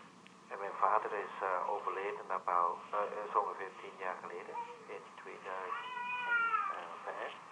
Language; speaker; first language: Dutch; non-native, learner; Vietnamese